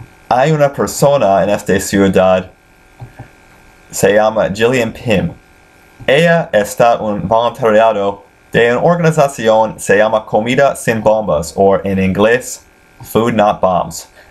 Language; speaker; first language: Spanish; non-native, learner; English